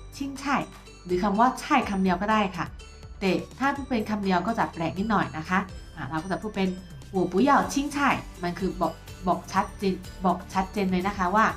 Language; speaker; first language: Thai; non-native, fluent; Chinese